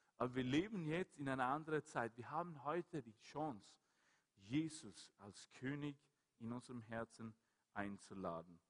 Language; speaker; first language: German; non-native, fluent; Swedish